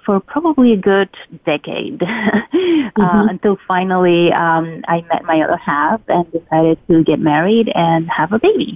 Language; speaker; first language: English; non-native, fluent; Spanish